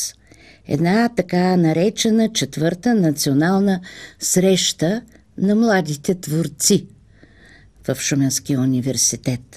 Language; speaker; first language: Bulgarian; native; Bulgarian